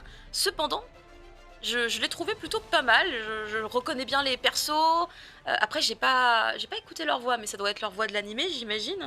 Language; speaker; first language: French; native; French